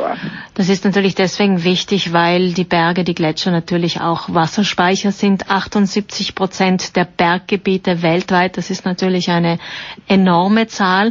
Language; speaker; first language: German; native; German